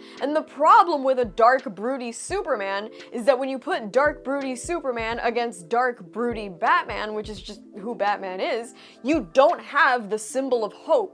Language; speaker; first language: English; native; English